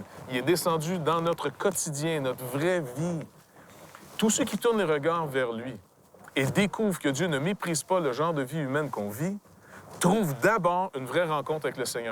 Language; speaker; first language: French; native; French